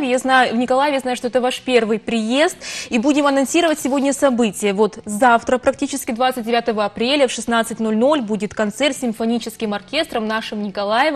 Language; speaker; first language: Russian; native; Russian